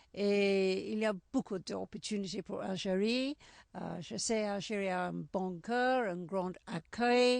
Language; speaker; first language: French; non-native, learner; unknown